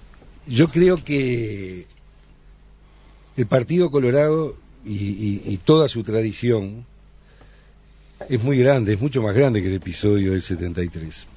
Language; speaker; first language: Spanish; native; Spanish